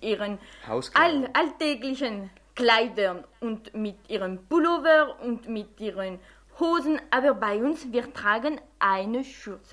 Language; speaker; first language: German; non-native, fluent; French